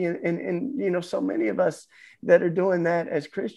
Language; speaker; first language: English; native; English